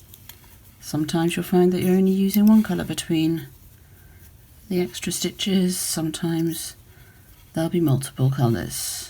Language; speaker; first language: English; native; English